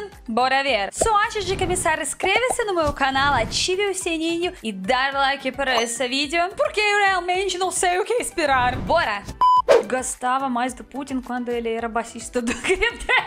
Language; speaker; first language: Portuguese; non-native, learner; Russian